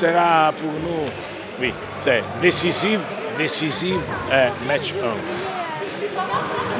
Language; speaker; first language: French; non-native, learner; Italian